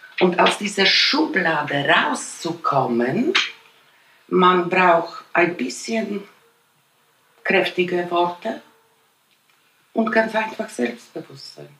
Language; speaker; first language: German; non-native, fluent; Polish